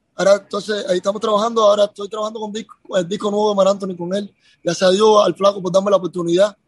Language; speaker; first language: Spanish; native; Spanish